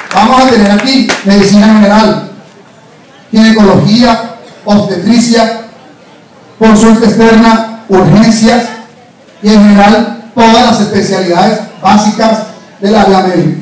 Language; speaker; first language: Spanish; native; Spanish